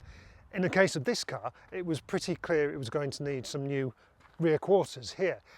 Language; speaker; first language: English; native; English